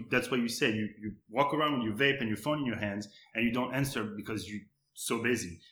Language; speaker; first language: English; non-native, fluent; French